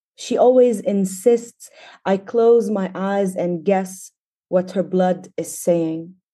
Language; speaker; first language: English; non-native, fluent; Arabic